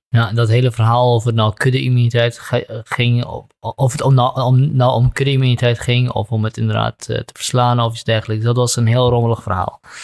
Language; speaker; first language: Dutch; native; Dutch